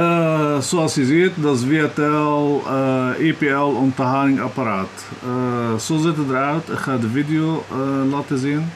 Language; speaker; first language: Dutch; non-native, fluent; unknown